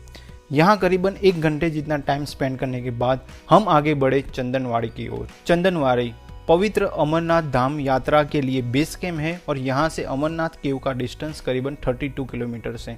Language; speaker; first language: Hindi; native; Hindi